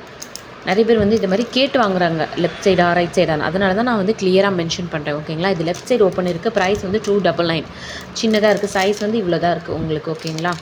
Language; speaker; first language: Tamil; native; Tamil